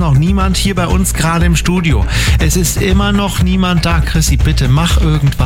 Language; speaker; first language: German; native; German